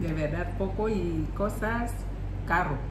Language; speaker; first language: Spanish; non-native, learner; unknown